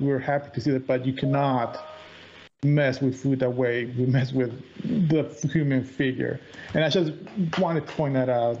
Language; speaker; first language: English; native; English